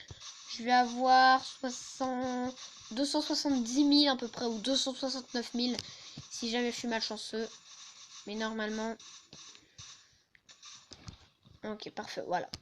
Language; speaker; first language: French; native; French